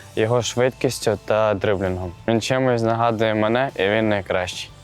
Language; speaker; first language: Ukrainian; native; Ukrainian